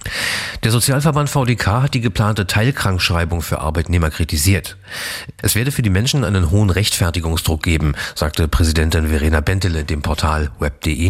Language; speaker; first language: German; native; German